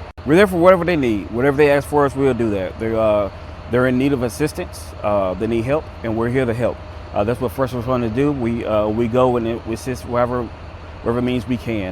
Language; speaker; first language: English; native; English